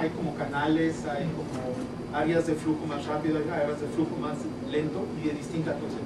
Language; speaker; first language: Spanish; native; Spanish